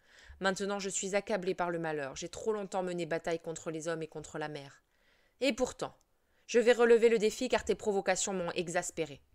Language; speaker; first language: French; native; French